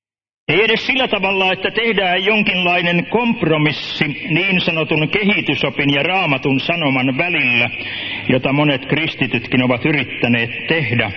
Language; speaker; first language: Finnish; native; Finnish